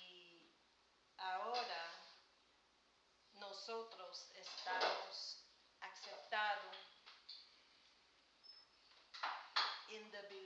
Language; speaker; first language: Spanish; non-native, learner; English